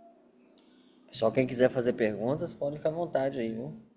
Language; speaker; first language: Portuguese; native; Portuguese